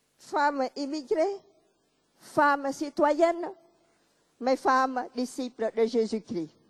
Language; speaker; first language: French; non-native, local second language; Khmer